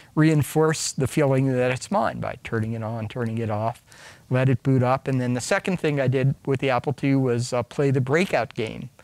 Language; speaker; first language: English; native; English